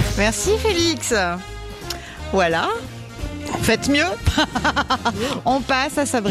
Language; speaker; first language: French; native; French